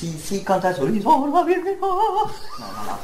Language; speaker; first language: Spanish; non-native, learner; French